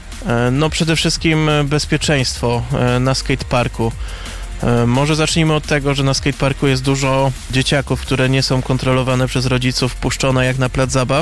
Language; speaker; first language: Polish; native; Polish